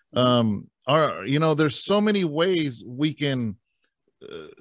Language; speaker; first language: English; native; English